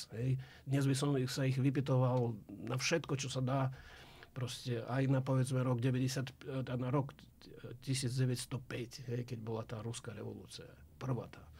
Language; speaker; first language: Slovak; non-native, fluent; Russian